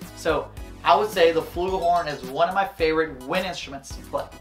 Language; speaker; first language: English; native; English